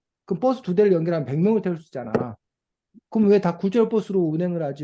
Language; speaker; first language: Korean; native; Korean